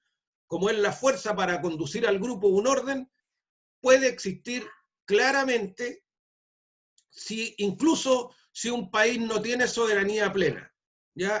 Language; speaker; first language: Spanish; native; Spanish